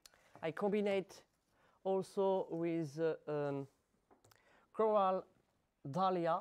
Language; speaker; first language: English; non-native, learner; French